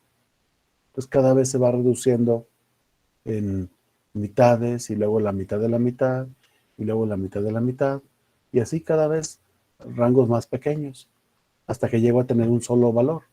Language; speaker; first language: Spanish; native; Spanish